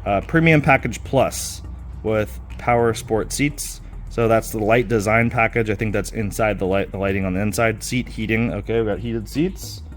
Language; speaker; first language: English; native; English